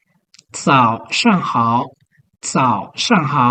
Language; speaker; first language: Chinese; non-native, fluent; Lao